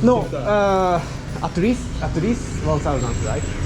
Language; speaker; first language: English; non-native, learner; Japanese